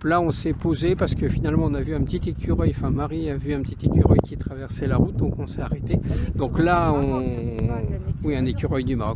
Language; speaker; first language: French; native; French